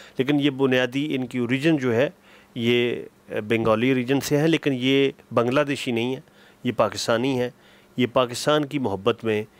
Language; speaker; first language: Urdu; non-native, local second language; Punjabi